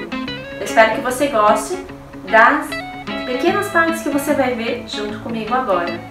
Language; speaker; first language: Portuguese; early bilingual, heritage; Korean